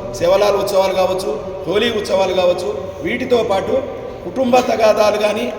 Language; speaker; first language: Telugu; non-native, local second language; Lambadi